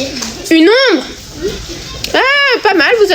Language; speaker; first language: French; native; French